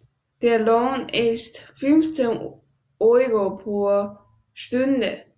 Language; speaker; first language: German; non-native, learner; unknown